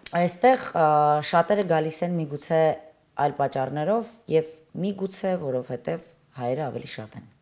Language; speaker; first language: Armenian; native; Armenian